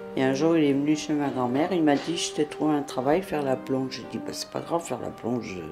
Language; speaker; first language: French; early bilingual, other home language; Italian